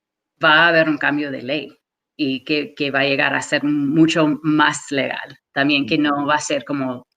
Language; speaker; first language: Spanish; non-native, fluent; English